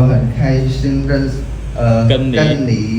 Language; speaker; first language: Chinese; non-native, local second language; Khmer